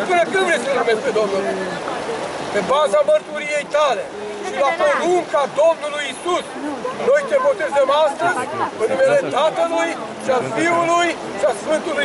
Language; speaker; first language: Romanian; native; Romanian